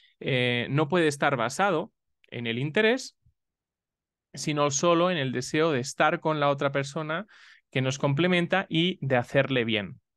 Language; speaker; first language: Spanish; native; Spanish